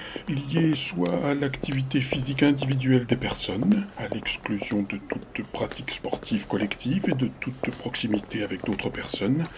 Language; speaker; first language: French; native; French